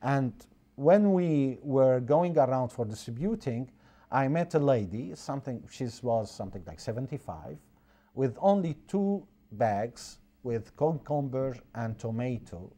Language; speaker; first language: English; non-native, fluent; Arabic